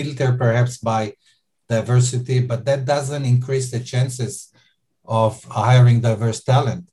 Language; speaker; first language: English; non-native, fluent; Hebrew